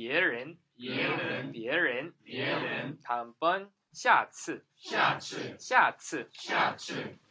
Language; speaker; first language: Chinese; non-native, fluent; Korean